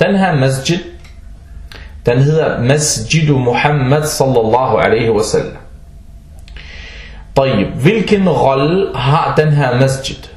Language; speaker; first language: Danish; non-native, fluent; Arabic